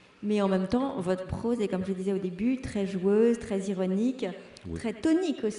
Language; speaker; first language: French; native; French